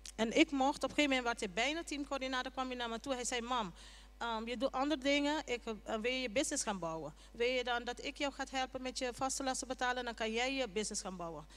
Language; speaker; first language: Dutch; non-native, local second language; Papiamento